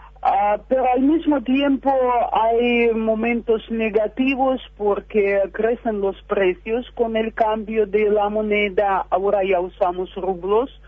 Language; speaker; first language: Spanish; non-native, fluent; Russian